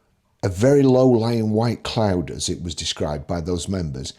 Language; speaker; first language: English; native; English